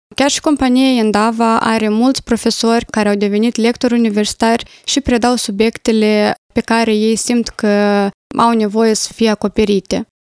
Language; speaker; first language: Romanian; native; Romanian